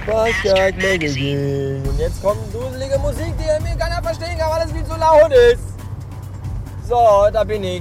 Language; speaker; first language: German; native; German